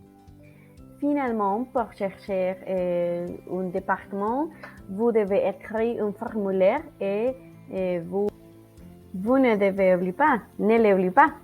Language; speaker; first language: French; non-native, learner; Spanish